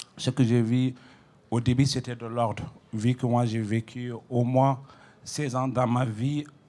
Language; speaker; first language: French; non-native, local second language; Fula